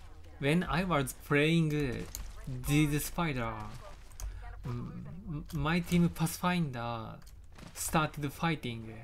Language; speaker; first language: English; non-native, learner; Japanese